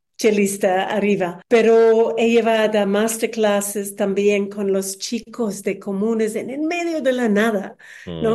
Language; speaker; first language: Spanish; non-native, learner; English